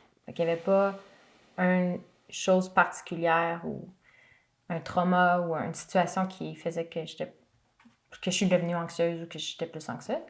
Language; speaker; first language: French; native; French